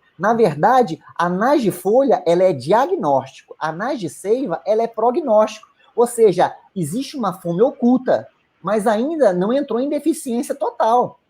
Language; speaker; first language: Portuguese; native; Portuguese